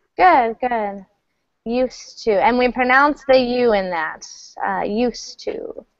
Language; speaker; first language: English; native; English